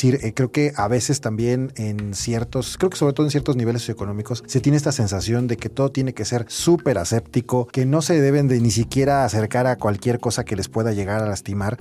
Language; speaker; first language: Spanish; native; Spanish